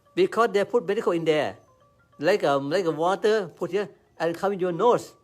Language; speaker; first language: English; non-native, learner; Thai